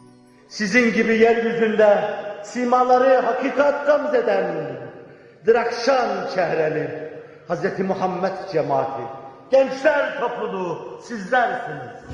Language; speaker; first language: Turkish; native; Turkish